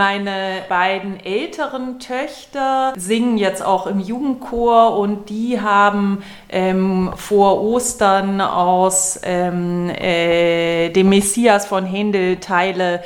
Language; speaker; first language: German; native; German